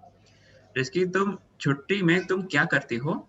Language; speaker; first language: Hindi; non-native, fluent; Indonesian